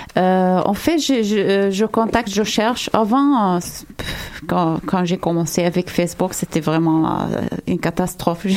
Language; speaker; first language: French; non-native, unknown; Arabic